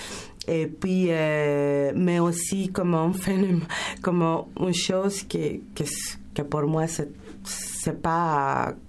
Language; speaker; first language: French; non-native, fluent; Spanish